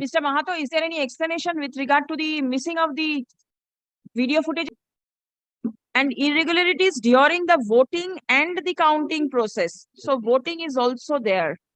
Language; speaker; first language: English; non-native, local second language; Bangla